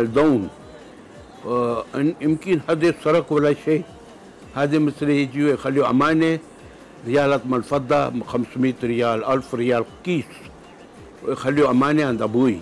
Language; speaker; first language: Arabic; non-native, local second language; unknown